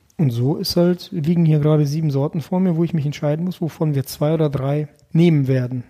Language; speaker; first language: German; early bilingual, other home language; Russian